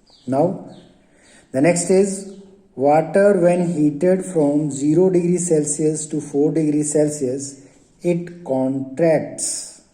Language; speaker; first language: English; non-native, local second language; Hindi